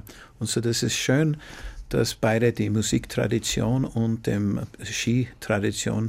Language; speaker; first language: German; non-native, fluent; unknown